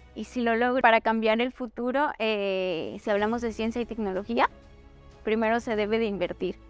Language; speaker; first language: Spanish; native; Spanish